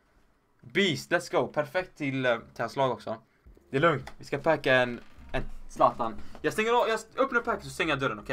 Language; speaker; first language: Swedish; native; Swedish